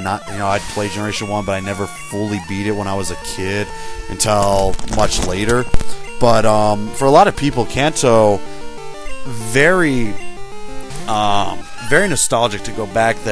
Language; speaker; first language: English; native; English